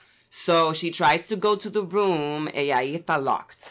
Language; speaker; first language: English; non-native, local second language; Spanish